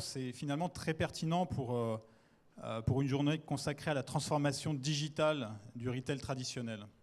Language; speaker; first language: French; native; French